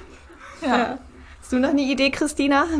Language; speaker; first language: German; native; German